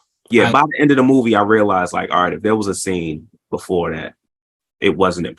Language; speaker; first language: English; native; English